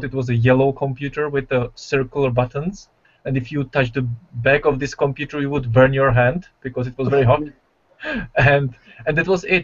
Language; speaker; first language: English; non-native, fluent; Czech